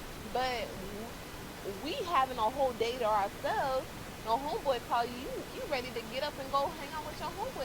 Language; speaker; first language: English; native; English